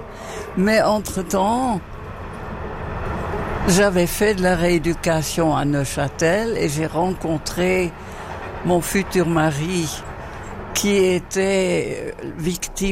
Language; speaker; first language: French; non-native, fluent; Dutch